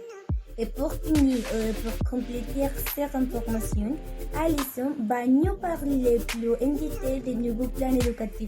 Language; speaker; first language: French; non-native, learner; Spanish